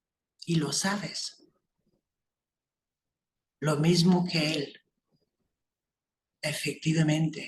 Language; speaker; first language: Spanish; non-native, fluent; English